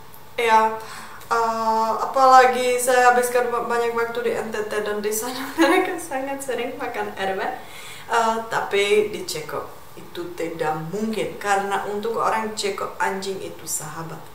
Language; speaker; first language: Indonesian; non-native, fluent; Czech